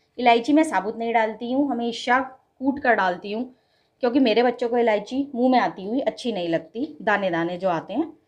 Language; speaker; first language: Hindi; native; Hindi